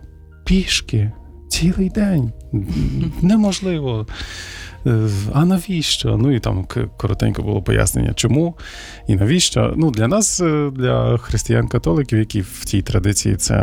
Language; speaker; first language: Ukrainian; native; Ukrainian